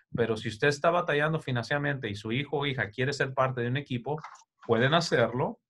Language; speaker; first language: Spanish; early bilingual, heritage; Spanish